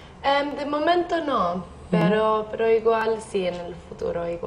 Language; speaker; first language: Spanish; non-native, fluent; English